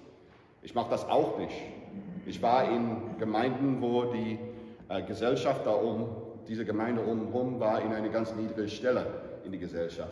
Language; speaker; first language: German; non-native, fluent; English